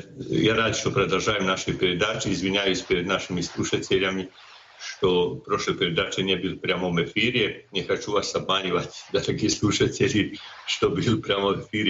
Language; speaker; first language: Ukrainian; non-native, learner; Croatian